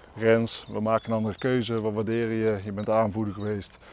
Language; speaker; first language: Dutch; native; Dutch